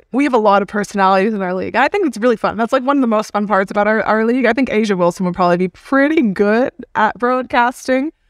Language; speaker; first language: English; native; English